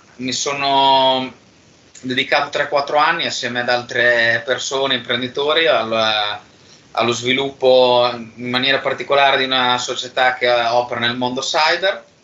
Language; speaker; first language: Italian; native; Italian